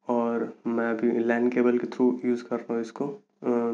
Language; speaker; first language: Hindi; native; Hindi